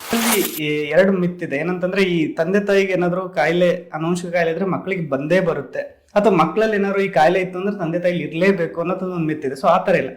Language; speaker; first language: Kannada; native; Kannada